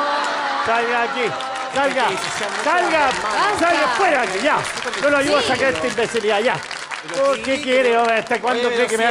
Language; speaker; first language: Spanish; native; Spanish